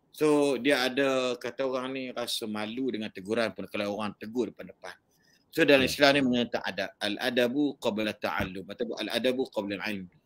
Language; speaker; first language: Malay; native; Malay